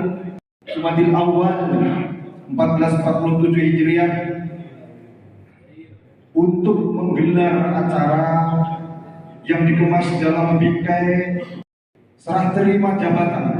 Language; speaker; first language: Indonesian; native; Indonesian